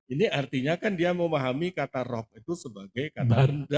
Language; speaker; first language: Indonesian; native; Indonesian